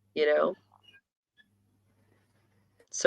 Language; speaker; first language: English; native; English